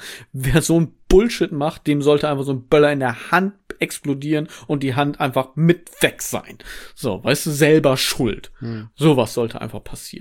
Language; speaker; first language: German; native; German